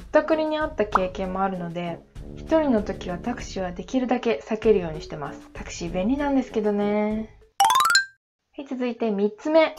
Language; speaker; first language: Japanese; native; Japanese